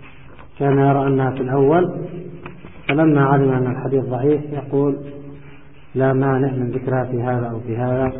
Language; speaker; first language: Arabic; native; Arabic